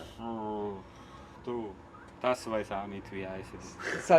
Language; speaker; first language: German; non-native, local second language; Italian